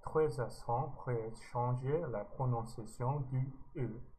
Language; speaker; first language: French; non-native, learner; English